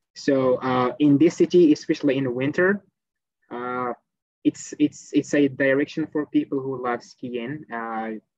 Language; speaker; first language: English; non-native, fluent; Arabic